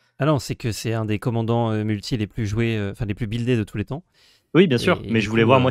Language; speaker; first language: French; native; French